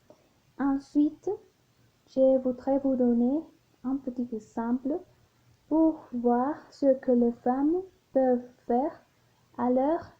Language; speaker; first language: French; non-native, learner; Spanish